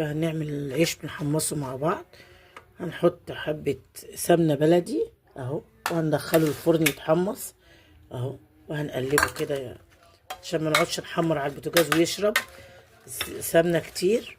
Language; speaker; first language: Arabic; native; Arabic